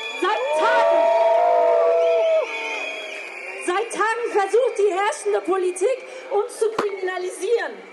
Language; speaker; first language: German; early bilingual, other home language; Turkish